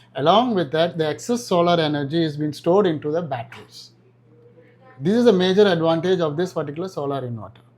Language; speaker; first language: English; non-native, local second language; Malayalam